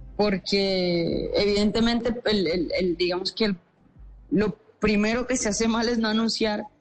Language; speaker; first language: Spanish; native; Spanish